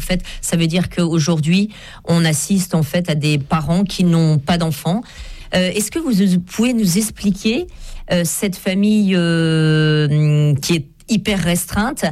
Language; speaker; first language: French; native; French